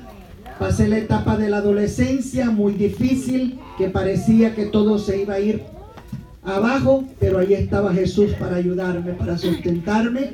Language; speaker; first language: Spanish; native; Spanish